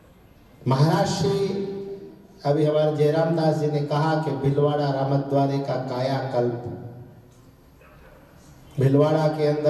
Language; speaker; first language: Hindi; native; Hindi